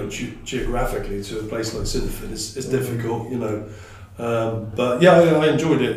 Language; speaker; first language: English; native; English